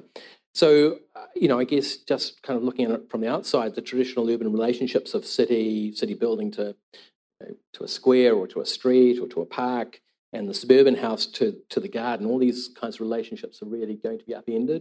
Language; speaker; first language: English; native; English